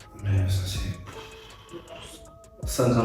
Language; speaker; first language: French; non-native, learner; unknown